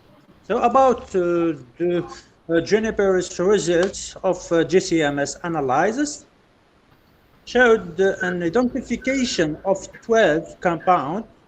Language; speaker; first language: English; non-native, fluent; Arabic